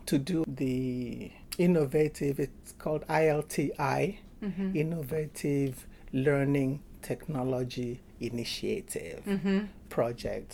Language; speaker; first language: English; non-native, local second language; Igbo